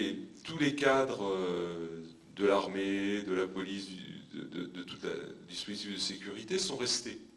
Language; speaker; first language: French; native; French